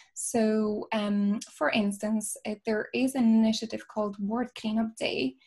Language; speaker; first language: English; non-native, fluent; Polish